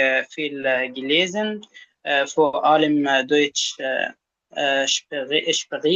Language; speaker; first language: German; non-native, learner; Arabic